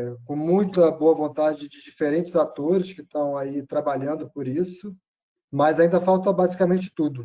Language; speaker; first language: Portuguese; native; Portuguese